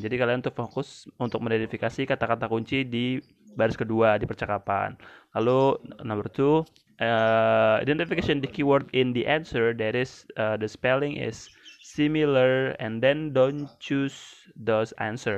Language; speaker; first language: English; non-native, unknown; Indonesian